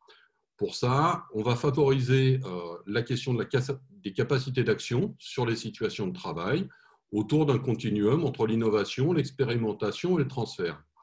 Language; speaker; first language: French; native; French